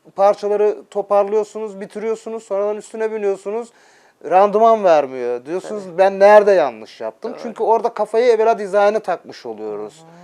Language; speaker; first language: Turkish; early bilingual, heritage; Turkish